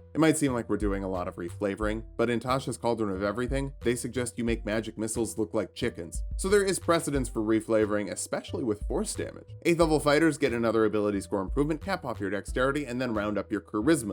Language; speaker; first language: English; native; English